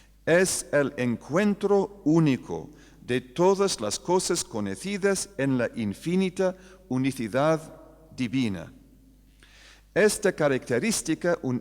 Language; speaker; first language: Spanish; non-native, fluent; English